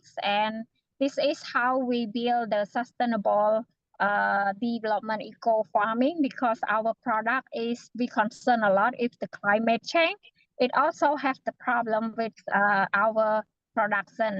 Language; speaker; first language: English; non-native, fluent; Khmer